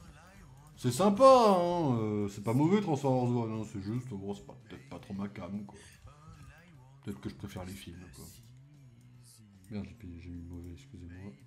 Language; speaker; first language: French; native; French